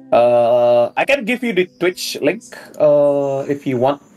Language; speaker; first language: English; early bilingual, other home language; Indonesian